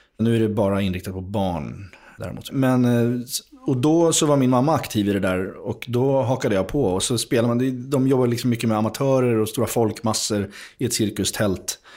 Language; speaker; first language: Swedish; native; Swedish